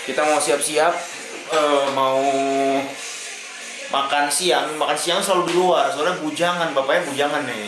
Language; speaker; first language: Indonesian; native; Indonesian